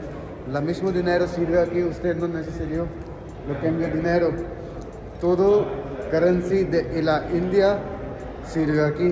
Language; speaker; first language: Spanish; non-native, learner; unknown